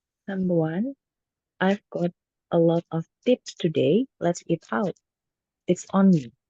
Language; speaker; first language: English; non-native, learner; Indonesian